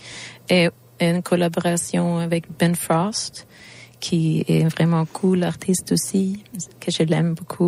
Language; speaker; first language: French; non-native, learner; Swedish